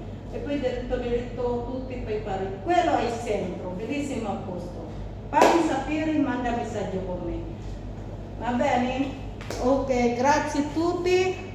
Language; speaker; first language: Italian; non-native, learner; Filipino